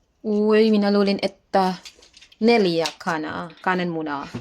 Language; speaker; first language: Finnish; non-native, learner; Filipino